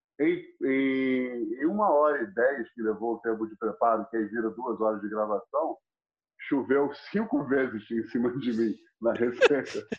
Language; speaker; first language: Portuguese; non-native, fluent; English